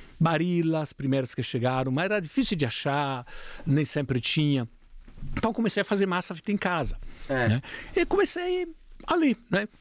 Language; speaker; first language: Portuguese; non-native, fluent; Italian